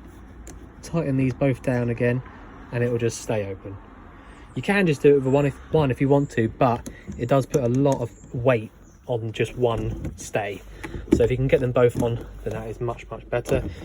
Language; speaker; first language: English; native; English